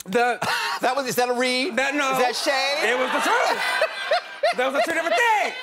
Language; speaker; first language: English; native; English